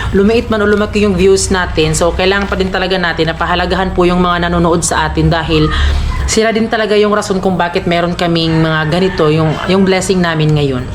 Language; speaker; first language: Filipino; non-native, local second language; Cebuano